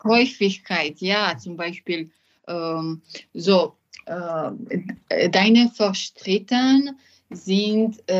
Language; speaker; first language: German; non-native, learner; French